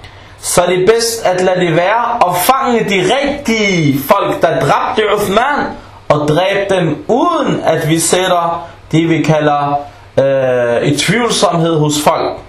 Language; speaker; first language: Danish; non-native, local second language; Arabic